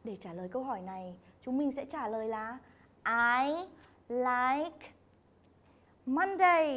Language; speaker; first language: Vietnamese; native; Vietnamese